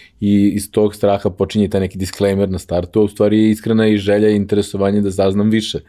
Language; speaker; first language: Serbian; native; Serbian